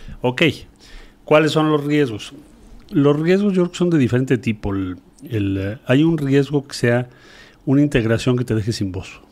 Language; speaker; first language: Spanish; native; Spanish